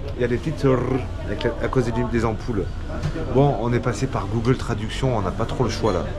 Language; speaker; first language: French; native; French